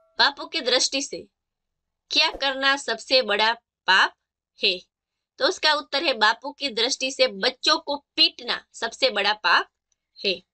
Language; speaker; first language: Hindi; non-native, local second language; Gujarati